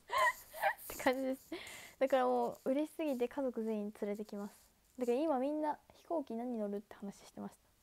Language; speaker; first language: Japanese; native; Japanese